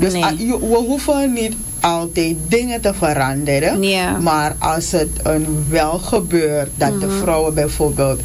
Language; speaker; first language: Dutch; non-native, local second language; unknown